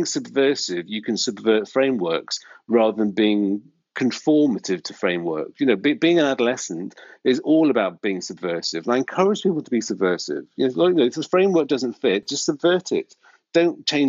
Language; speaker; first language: English; native; English